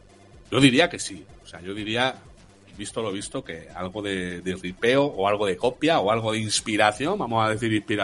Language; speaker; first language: Spanish; native; Spanish